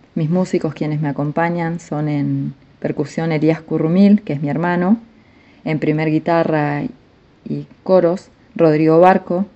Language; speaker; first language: Spanish; native; Spanish